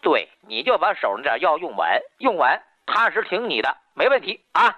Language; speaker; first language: Chinese; native; Chinese